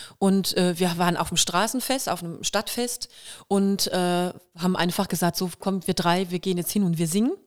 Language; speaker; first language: German; native; German